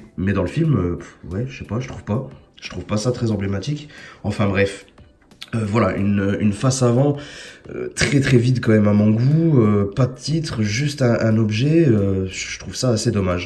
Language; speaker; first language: French; native; French